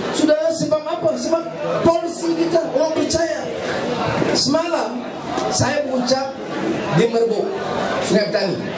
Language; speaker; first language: Malay; native; Malay